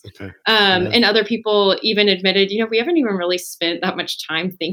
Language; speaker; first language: English; native; English